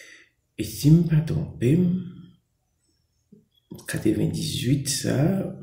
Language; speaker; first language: French; non-native, local second language; Haitian Creole